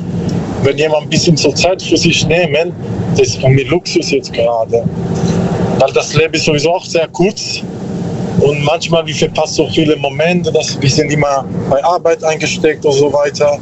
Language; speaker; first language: German; non-native, learner; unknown